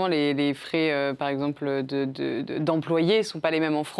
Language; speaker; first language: French; native; French